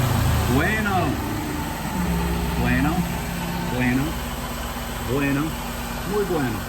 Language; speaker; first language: Spanish; non-native, learner; English